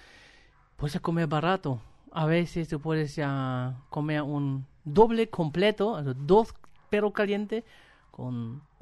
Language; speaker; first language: Spanish; non-native, fluent; German